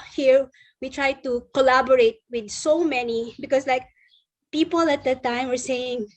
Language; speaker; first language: English; non-native, local second language; Filipino